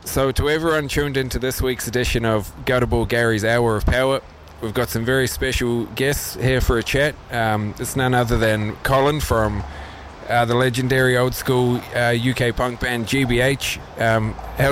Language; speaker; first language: English; native; English